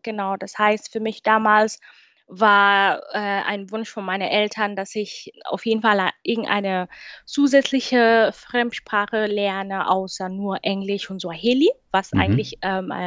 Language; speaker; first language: German; non-native, fluent; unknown